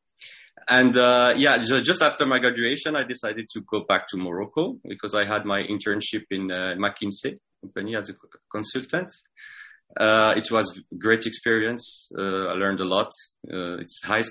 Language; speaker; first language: English; non-native, fluent; French